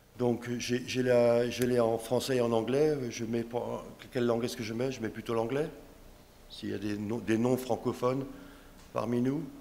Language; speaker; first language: French; non-native, local second language; Swiss German